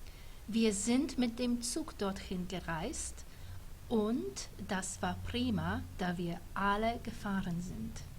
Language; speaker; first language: German; non-native, fluent; English